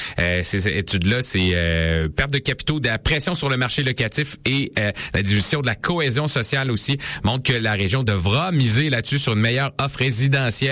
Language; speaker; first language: French; native; French